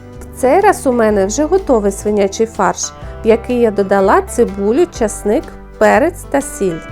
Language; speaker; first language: Ukrainian; native; Ukrainian